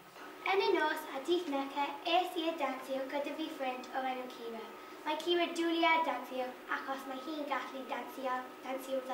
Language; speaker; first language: Welsh; non-native, learner; English